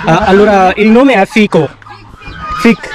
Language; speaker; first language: Italian; non-native, fluent; Bangla